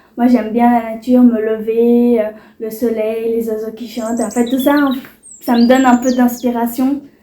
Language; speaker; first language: French; early bilingual, other home language; Portuguese